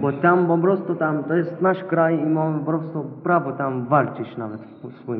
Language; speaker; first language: Polish; non-native, learner; Arabic